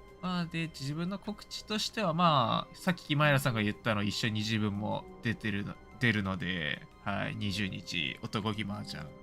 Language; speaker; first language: Japanese; native; Japanese